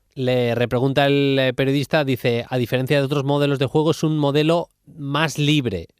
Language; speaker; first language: Spanish; native; Spanish